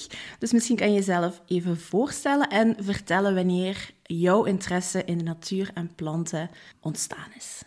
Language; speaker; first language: Dutch; native; Dutch